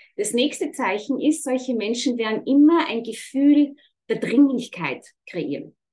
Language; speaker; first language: German; native; German